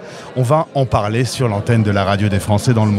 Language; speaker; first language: French; native; French